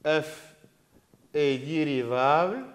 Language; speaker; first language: French; non-native, local second language; Arabic